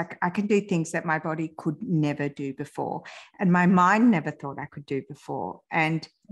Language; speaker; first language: English; early bilingual, other home language; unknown